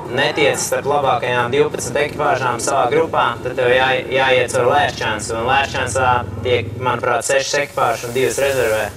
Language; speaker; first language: Latvian; native; Latvian